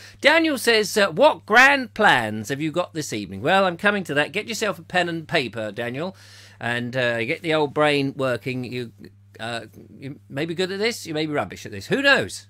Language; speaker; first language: English; native; English